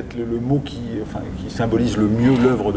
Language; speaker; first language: French; native; French